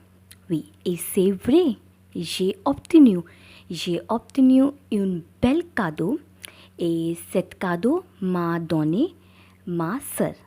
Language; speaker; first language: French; non-native, learner; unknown